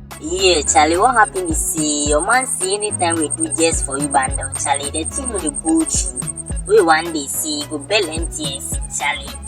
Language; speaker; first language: Nigerian Pidgin; non-native, local second language; Akan